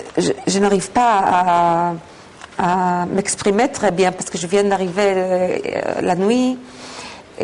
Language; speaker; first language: French; non-native, fluent; Hebrew